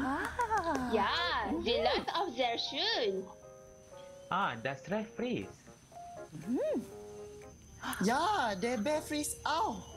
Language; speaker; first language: German; non-native, learner; Malay